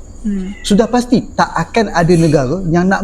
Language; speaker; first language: Malay; native; Malay